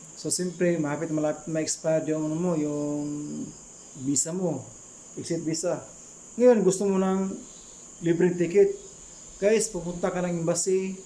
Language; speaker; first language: Filipino; non-native, local second language; Cebuano